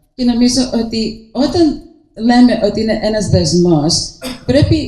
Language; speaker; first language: Greek; early bilingual, heritage; Greek